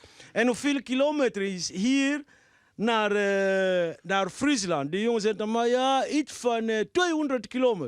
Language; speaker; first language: Dutch; non-native, fluent; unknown